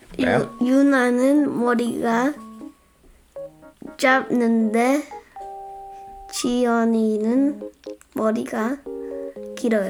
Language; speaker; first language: Korean; early bilingual, heritage; English